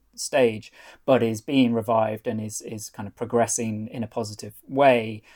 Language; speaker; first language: English; non-native, local second language; Welsh